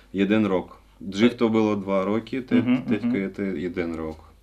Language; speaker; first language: Czech; non-native, learner; Russian